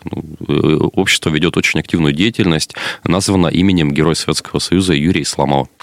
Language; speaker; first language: Russian; native; Russian